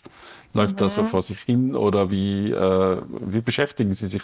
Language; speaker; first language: German; native; German